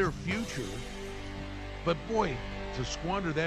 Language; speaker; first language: English; native; English